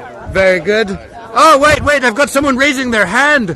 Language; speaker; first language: English; native; English